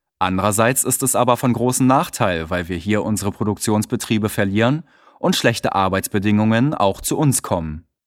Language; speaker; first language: German; native; German